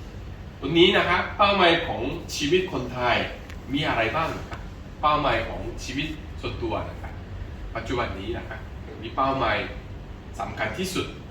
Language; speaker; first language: Thai; non-native, fluent; Korean